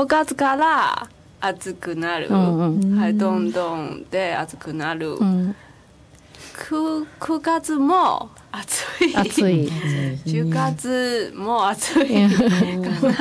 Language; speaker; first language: Japanese; non-native, learner; Chinese